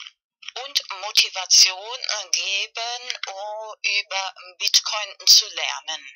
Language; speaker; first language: German; non-native, fluent; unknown